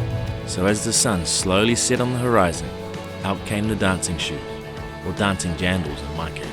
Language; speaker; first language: English; native; English